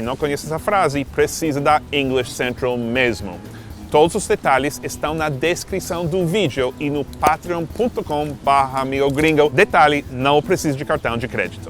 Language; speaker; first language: Portuguese; non-native, fluent; English